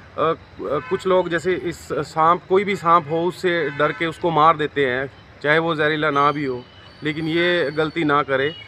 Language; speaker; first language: Hindi; native; Hindi